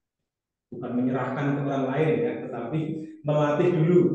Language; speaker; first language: Indonesian; native; Indonesian